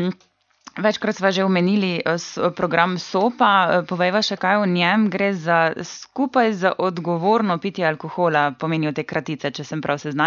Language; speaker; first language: Slovenian; native; Slovenian